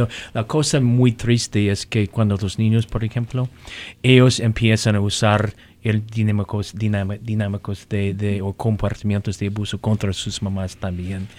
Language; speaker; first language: Spanish; non-native, learner; English